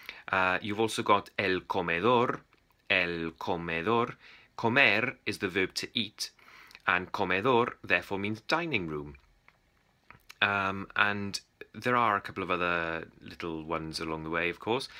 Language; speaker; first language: English; native; English